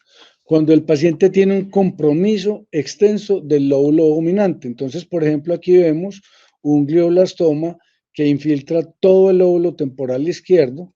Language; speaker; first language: Spanish; native; Spanish